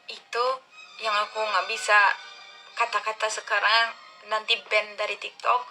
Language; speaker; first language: Indonesian; non-native, learner; Turkish